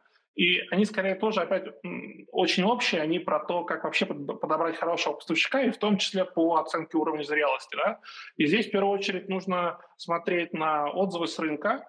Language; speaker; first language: Russian; native; Russian